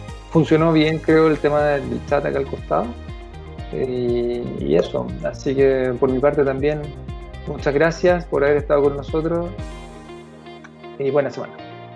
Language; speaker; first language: Spanish; native; Spanish